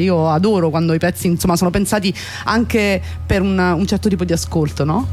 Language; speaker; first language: Italian; native; Italian